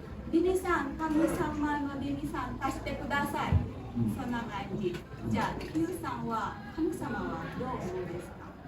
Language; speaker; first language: Japanese; non-native, learner; Indonesian